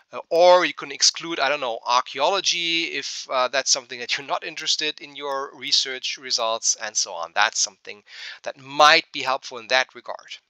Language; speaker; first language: English; non-native, fluent; German